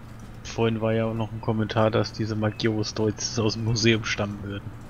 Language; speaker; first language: German; native; German